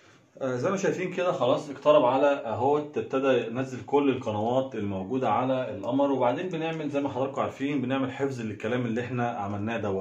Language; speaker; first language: Arabic; native; Arabic